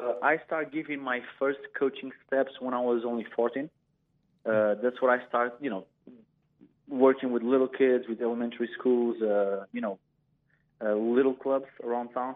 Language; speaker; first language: English; non-native, fluent; Portuguese